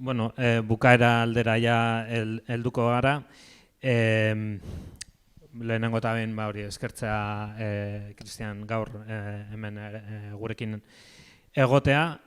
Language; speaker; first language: Basque; native; Basque